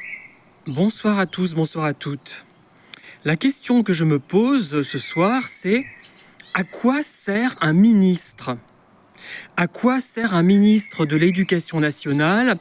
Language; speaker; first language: French; native; French